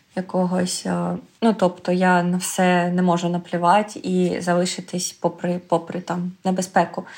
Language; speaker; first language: Ukrainian; native; Ukrainian